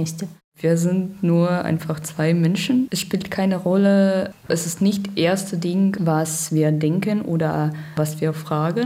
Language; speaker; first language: German; non-native, learner; Russian